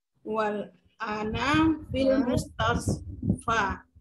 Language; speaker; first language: Arabic; non-native, learner; Indonesian